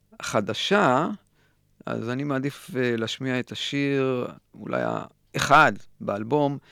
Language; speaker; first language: Hebrew; native; Hebrew